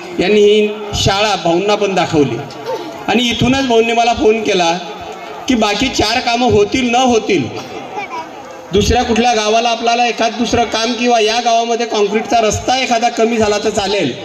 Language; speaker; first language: Marathi; native; Marathi